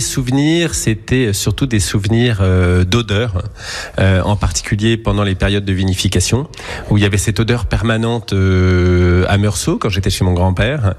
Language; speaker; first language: French; native; French